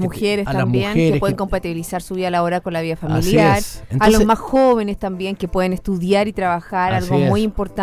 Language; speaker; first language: Spanish; native; Spanish